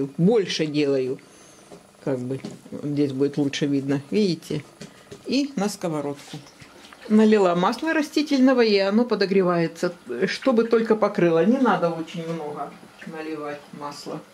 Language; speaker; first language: Russian; native; Russian